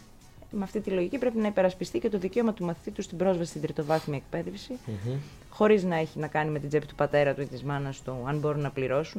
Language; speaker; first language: Greek; native; Greek